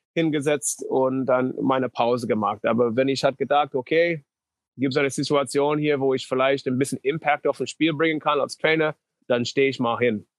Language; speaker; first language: German; non-native, fluent; English